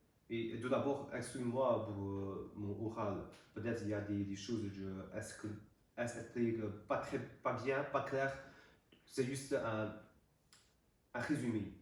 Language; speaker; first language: French; non-native, learner; Chinese